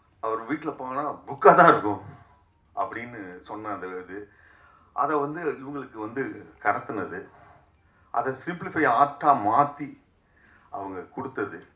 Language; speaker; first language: Tamil; native; Tamil